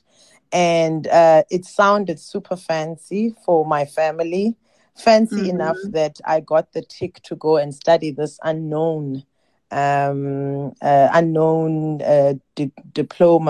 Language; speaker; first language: English; non-native, local second language; Xhosa